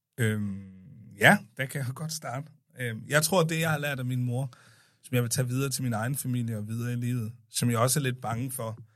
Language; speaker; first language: Danish; early bilingual, other home language; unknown